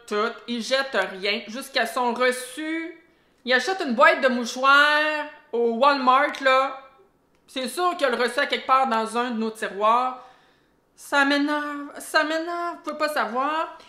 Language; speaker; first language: French; native; French